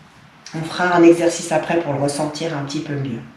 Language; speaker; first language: French; native; French